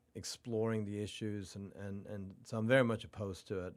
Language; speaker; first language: English; non-native, fluent; Norwegian